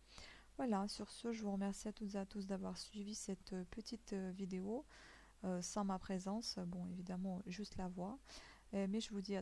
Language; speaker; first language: French; native; French